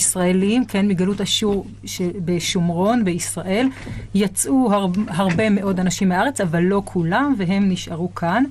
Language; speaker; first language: Hebrew; native; Hebrew